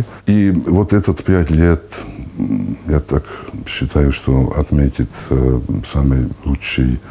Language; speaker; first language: Russian; non-native, fluent; Hungarian